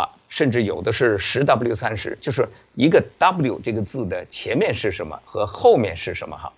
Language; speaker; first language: Chinese; native; Chinese